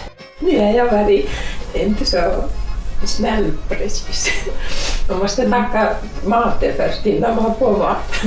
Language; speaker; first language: Swedish; non-native, learner; Finnish